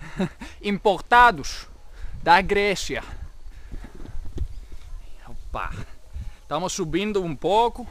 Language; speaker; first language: Portuguese; non-native, learner; Greek